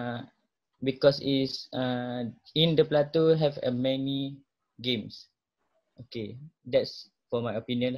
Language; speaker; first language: English; non-native, local second language; Malay